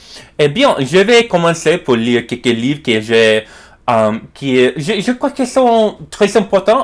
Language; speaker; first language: French; non-native, learner; English